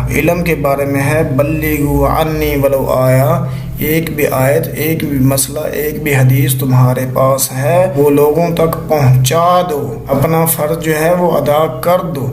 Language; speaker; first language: Urdu; non-native, local second language; Punjabi